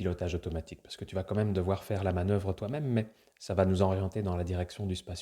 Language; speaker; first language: French; native; French